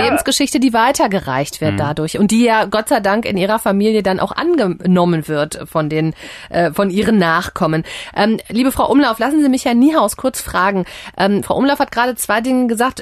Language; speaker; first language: German; native; German